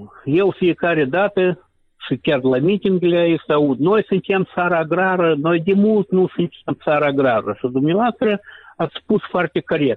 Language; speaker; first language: Romanian; non-native, local second language; Russian